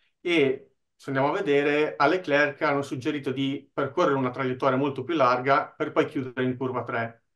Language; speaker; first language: Italian; native; Italian